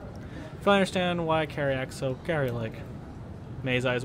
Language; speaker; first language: English; native; English